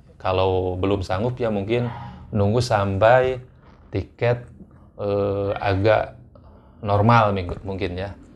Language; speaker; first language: Indonesian; native; Indonesian